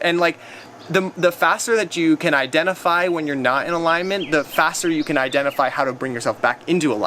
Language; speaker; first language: English; native; English